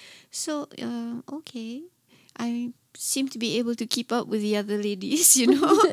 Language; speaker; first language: English; non-native, local second language; Malay